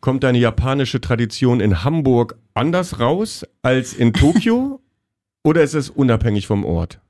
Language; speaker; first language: German; native; German